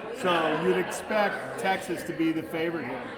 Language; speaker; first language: English; native; English